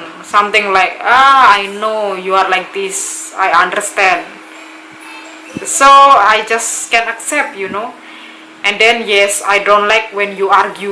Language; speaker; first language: English; non-native, local second language; Indonesian